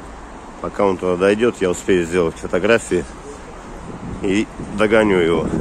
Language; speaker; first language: Russian; native; Russian